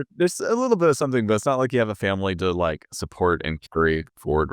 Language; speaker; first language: English; native; English